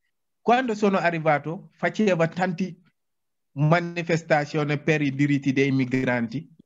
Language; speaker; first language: Italian; non-native, learner; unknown